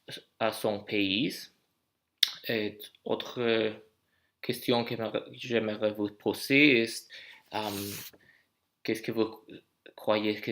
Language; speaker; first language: French; non-native, learner; English